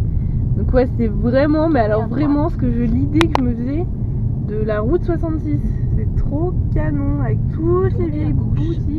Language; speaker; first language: French; native; French